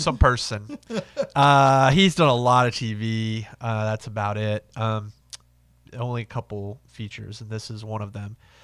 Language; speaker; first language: English; native; English